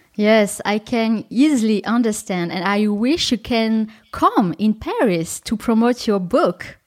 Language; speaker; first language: English; non-native, fluent; French